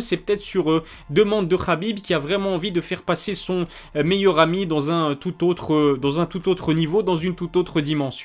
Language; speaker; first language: French; native; French